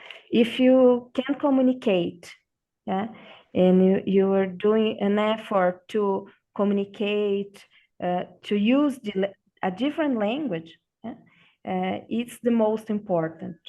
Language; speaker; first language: English; non-native, learner; Portuguese